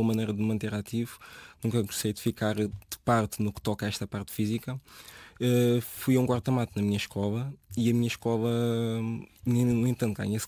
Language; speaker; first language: Portuguese; native; Portuguese